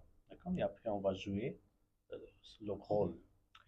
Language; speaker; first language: French; non-native, fluent; Bangla